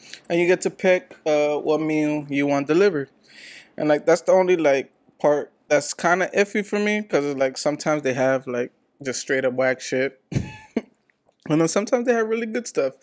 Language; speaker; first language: English; early bilingual, other home language; Spanish